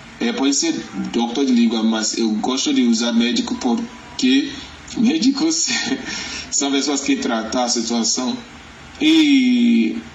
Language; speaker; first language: Portuguese; non-native, learner; Yoruba